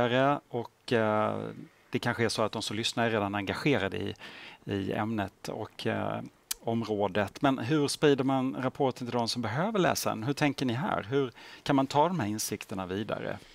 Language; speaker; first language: Swedish; native; Swedish